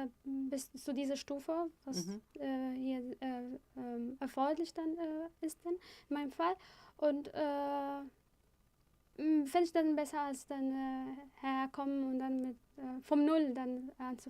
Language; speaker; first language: German; non-native, fluent; Arabic